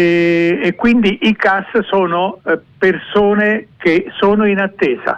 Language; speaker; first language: Italian; native; Italian